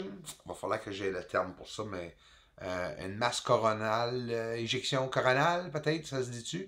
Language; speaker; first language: French; native; French